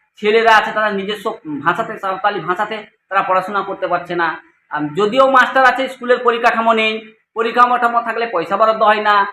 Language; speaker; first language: Bangla; native; Bangla